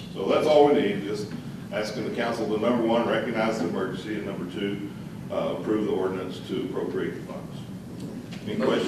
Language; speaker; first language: English; native; English